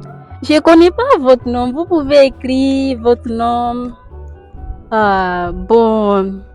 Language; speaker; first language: French; non-native, learner; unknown